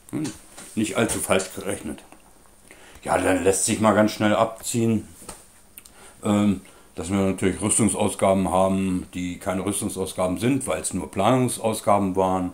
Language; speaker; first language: German; native; German